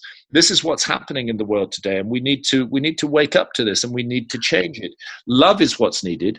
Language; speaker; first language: English; native; English